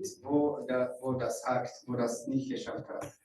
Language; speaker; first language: German; non-native, fluent; Rundi